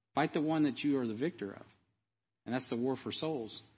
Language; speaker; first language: English; native; English